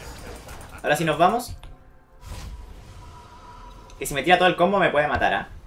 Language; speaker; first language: Spanish; native; Spanish